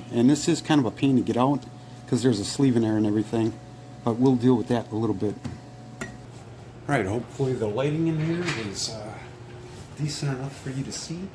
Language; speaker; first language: English; native; English